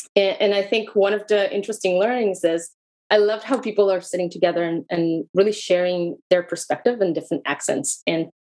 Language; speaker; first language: English; non-native, fluent; Hebrew